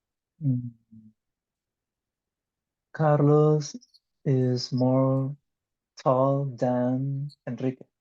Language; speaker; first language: English; non-native, learner; Spanish